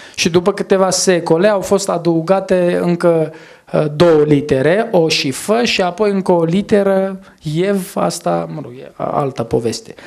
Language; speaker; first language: Romanian; non-native, fluent; Armenian